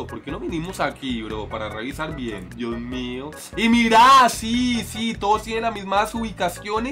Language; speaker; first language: Spanish; native; Spanish